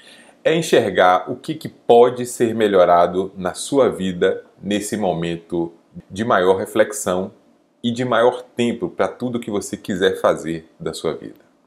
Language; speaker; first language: Portuguese; native; Portuguese